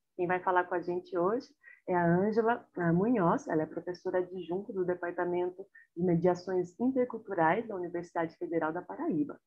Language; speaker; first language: Portuguese; native; Portuguese